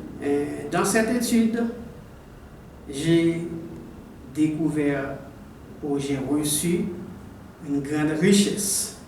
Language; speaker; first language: French; non-native, local second language; Haitian Creole